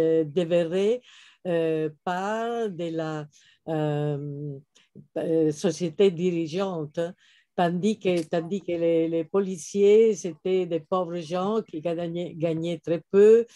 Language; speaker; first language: French; non-native, fluent; Italian